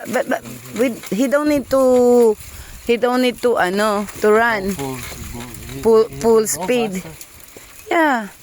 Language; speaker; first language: English; non-native, local second language; Filipino